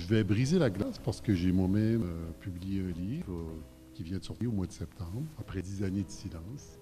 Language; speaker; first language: French; native; French